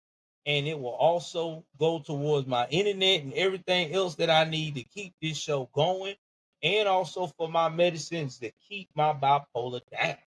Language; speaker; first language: English; native; English